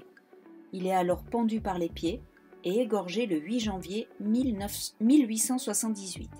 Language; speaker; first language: French; native; French